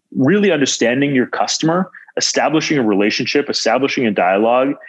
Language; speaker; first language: English; native; English